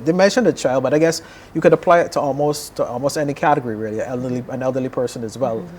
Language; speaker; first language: English; native; English